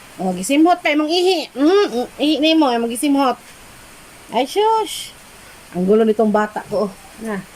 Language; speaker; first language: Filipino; native; Filipino